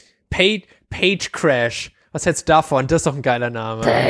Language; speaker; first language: German; native; German